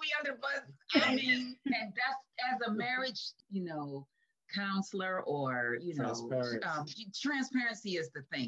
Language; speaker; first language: English; native; English